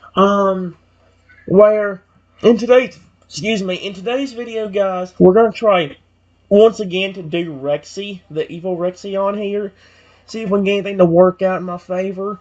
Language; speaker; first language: English; native; English